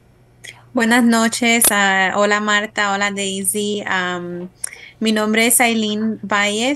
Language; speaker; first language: Spanish; early bilingual, heritage; Spanish